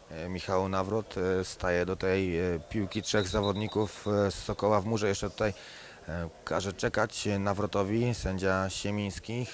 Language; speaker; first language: Polish; native; Polish